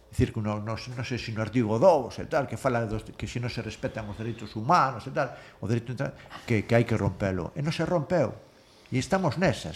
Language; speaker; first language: Galician; non-native, local second language; Spanish